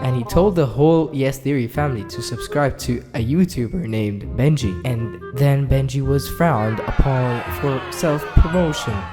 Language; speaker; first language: English; native; English